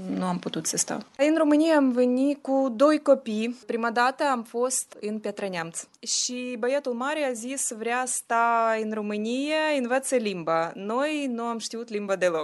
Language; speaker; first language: Romanian; non-native, learner; Ukrainian